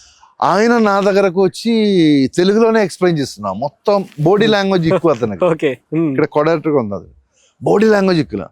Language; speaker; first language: Telugu; non-native, local second language; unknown